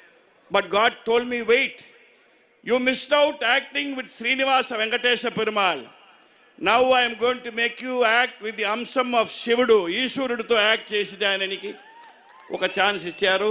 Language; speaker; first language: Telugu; non-native, learner; Tamil